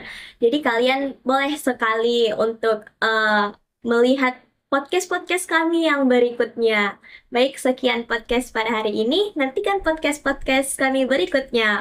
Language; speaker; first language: Indonesian; native; Indonesian